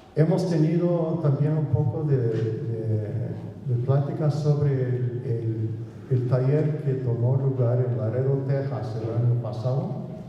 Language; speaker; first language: Spanish; non-native, fluent; English